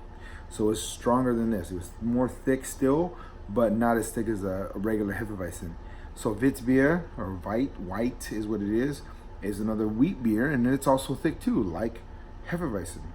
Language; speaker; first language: English; native; English